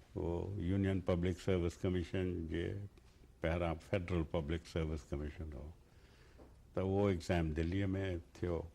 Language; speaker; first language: Sindhi; native; Sindhi